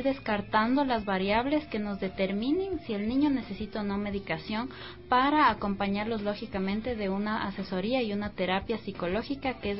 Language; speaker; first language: Spanish; native; Spanish